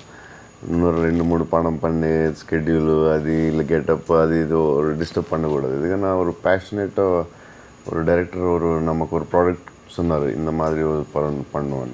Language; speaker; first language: Tamil; non-native, learner; Telugu